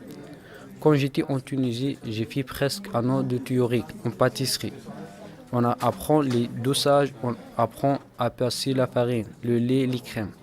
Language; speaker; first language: French; non-native, local second language; Arabic